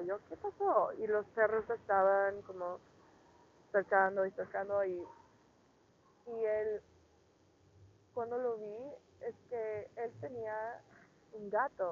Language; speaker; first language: Spanish; non-native, learner; English